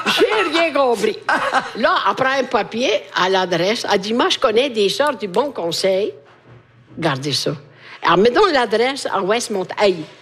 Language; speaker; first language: French; non-native, fluent; Italian